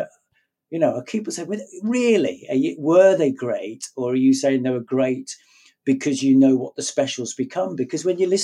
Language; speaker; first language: English; native; English